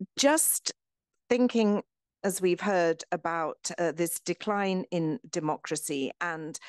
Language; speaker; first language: English; native; English